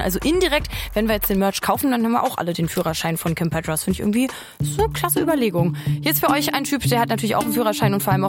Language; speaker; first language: German; native; German